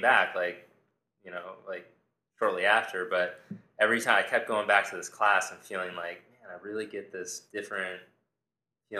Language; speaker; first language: English; native; English